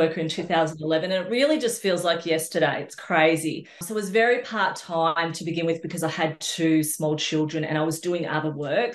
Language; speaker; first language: English; native; English